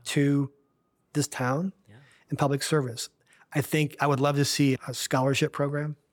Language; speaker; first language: English; native; English